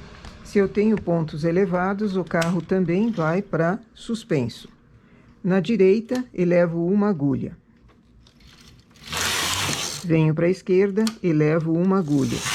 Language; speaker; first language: Portuguese; native; Portuguese